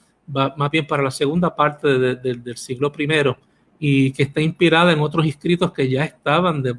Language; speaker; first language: Spanish; native; Spanish